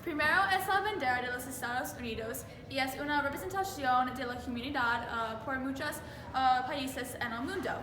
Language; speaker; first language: Spanish; non-native, learner; English